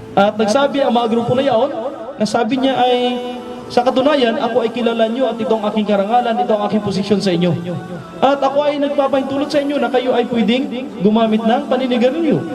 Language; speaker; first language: Filipino; non-native, local second language; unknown